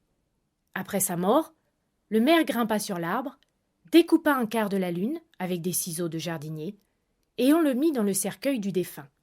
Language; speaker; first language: French; native; French